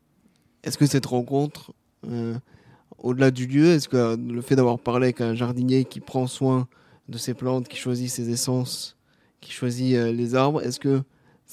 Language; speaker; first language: French; native; French